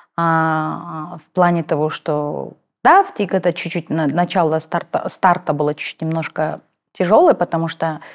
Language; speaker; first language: Russian; non-native, local second language; Kazakh